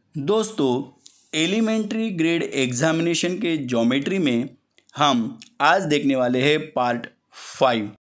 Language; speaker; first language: Hindi; non-native, local second language; Marathi